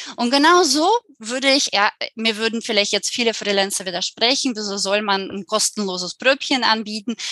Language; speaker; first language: German; non-native, fluent; Ukrainian